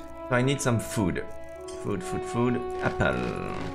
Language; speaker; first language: English; non-native, fluent; French